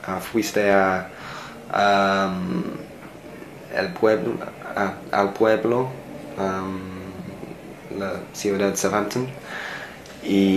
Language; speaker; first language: Spanish; non-native, learner; English